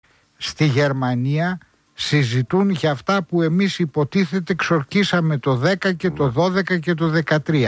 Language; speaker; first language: Greek; native; Greek